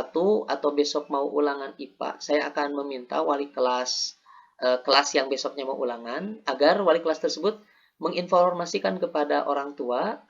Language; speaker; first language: Indonesian; native; Indonesian